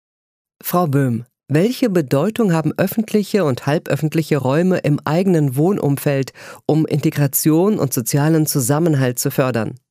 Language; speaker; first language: German; native; German